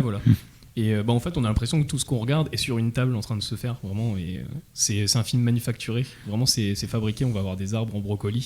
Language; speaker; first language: French; native; French